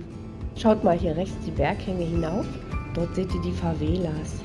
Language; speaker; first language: German; native; German